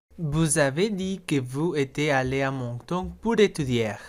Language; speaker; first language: French; non-native, learner; Spanish